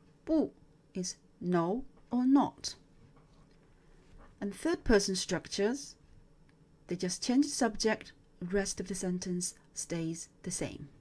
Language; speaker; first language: English; non-native, fluent; Chinese